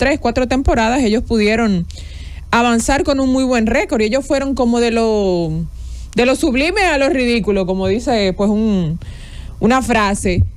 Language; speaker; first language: Spanish; native; Spanish